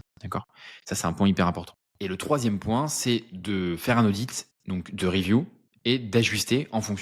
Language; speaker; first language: French; native; French